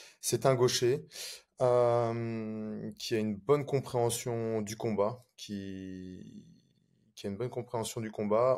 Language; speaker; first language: French; native; French